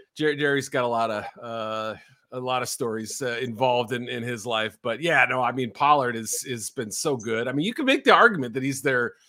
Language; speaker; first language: English; native; English